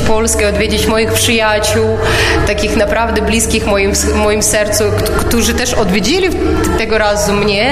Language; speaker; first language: Polish; non-native, local second language; Ukrainian